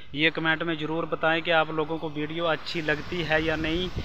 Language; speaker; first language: Hindi; native; Hindi